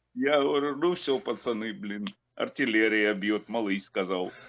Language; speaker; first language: Ukrainian; non-native, local second language; Russian